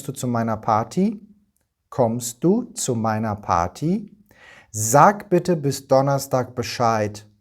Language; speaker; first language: German; non-native, fluent; Persian